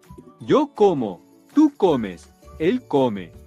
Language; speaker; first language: Spanish; non-native, learner; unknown